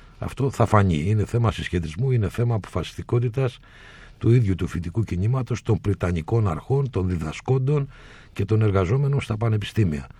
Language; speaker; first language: Greek; native; Greek